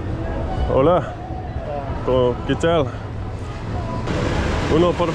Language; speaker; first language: Spanish; non-native, learner; English